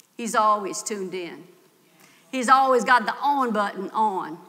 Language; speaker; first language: English; native; English